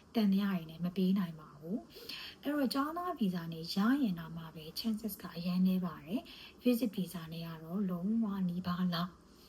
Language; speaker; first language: Burmese; native; Burmese